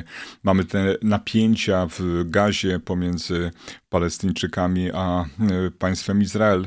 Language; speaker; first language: Polish; native; Polish